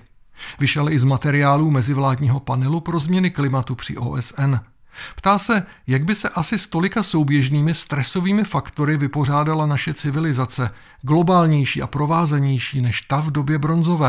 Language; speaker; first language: Czech; native; Czech